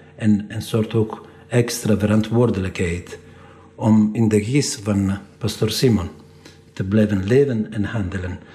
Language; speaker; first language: Dutch; non-native, fluent; Italian